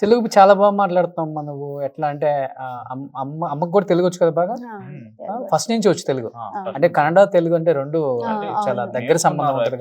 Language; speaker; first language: Telugu; native; Telugu